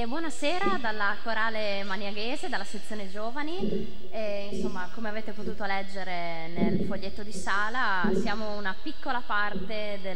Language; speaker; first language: Italian; native; Italian